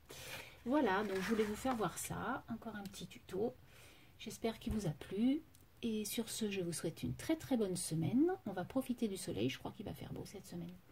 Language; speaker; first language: French; native; French